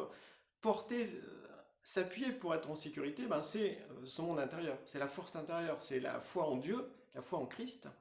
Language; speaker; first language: French; native; French